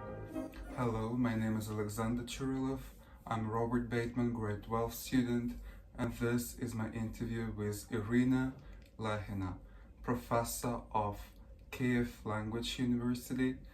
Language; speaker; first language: English; early bilingual, other home language; Russian